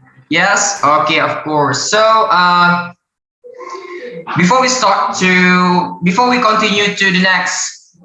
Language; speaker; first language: English; non-native, learner; Indonesian